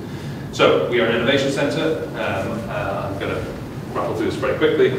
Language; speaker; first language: English; native; English